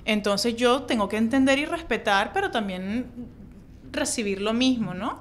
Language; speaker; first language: Spanish; native; Spanish